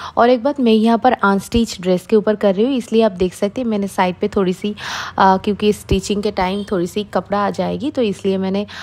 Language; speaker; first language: Hindi; non-native, local second language; Bangla